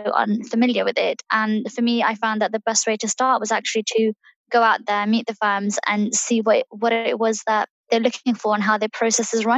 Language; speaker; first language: English; early bilingual, other home language; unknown